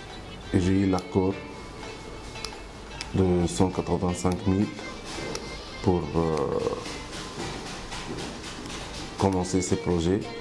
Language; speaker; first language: French; non-native, local second language; Arabic